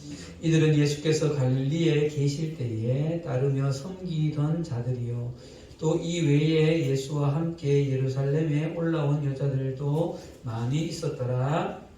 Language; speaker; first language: Korean; native; Korean